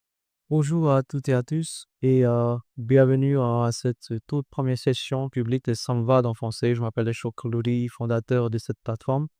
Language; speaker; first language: French; non-native, local second language; Hindi